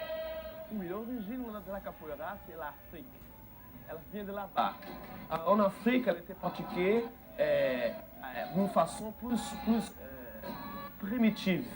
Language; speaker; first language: French; non-native, fluent; Portuguese